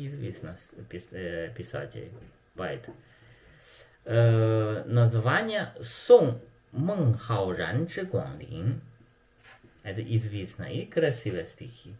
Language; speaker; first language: Russian; non-native, learner; Chinese